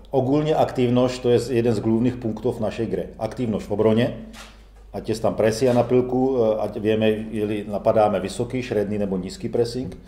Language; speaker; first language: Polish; non-native, learner; Czech